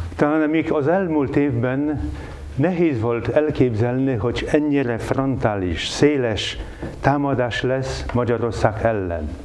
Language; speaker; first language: Hungarian; non-native, fluent; Polish